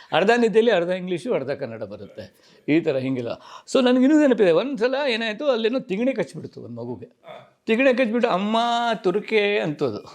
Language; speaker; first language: Kannada; non-native, local second language; Konkani